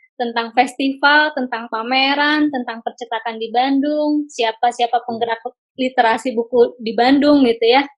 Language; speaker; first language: Indonesian; native; Indonesian